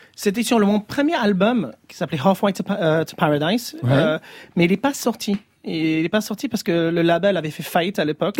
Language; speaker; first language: French; early bilingual, other home language; English